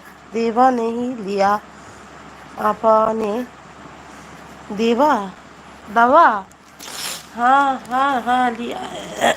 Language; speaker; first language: Hindi; non-native, local second language; Bangla